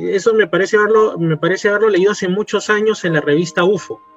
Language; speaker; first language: Spanish; native; Spanish